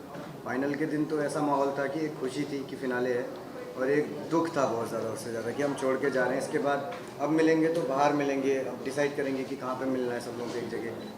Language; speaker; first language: Hindi; native; Hindi